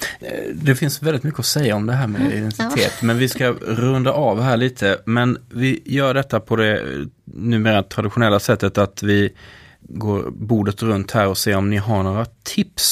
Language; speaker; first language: Swedish; native; Swedish